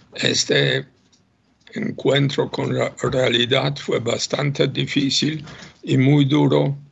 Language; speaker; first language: Spanish; non-native, fluent; Polish